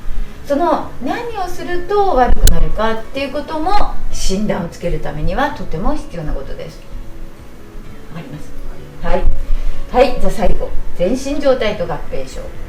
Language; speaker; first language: Japanese; native; Japanese